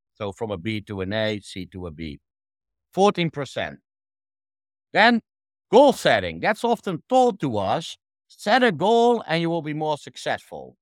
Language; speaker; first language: English; non-native, fluent; Dutch